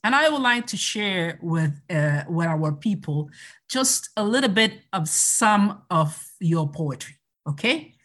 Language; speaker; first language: English; non-native, local second language; Spanish